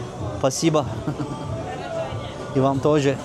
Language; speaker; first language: Russian; non-native, learner; Turkish